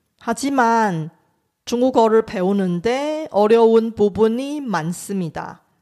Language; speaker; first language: Korean; non-native, fluent; Chinese